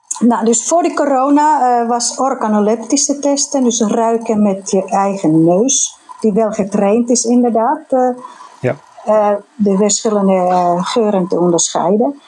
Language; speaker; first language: Dutch; non-native, fluent; Finnish